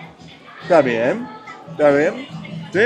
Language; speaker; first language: Spanish; non-native, fluent; English